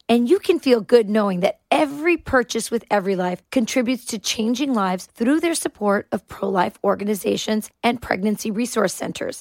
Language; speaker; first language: English; native; English